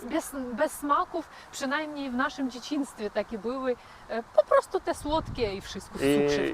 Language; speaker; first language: Polish; non-native, learner; Ukrainian